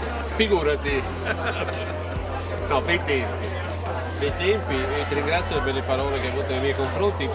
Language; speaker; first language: Italian; native; Italian